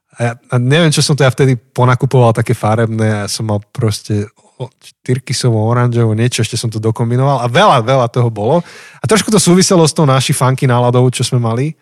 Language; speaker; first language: Slovak; native; Slovak